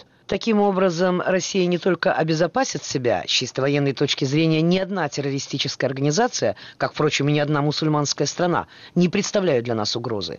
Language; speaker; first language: Russian; native; Russian